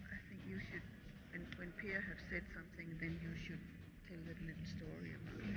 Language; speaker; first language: English; non-native, fluent; Danish